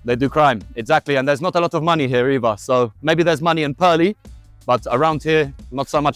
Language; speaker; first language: English; native; English